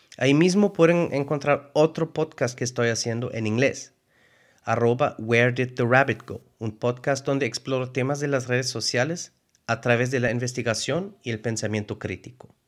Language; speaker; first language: Spanish; non-native, fluent; German